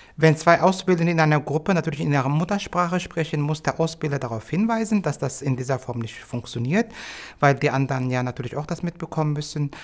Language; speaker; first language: German; native; German